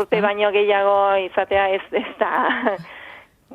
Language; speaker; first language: Basque; non-native, fluent; Spanish